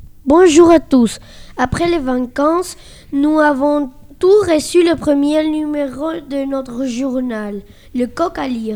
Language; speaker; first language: French; non-native, learner; Spanish